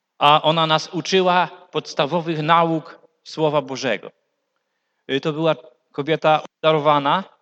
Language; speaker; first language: Polish; native; Polish